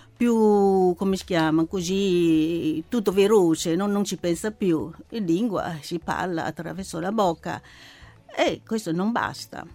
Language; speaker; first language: Italian; non-native, learner; Chinese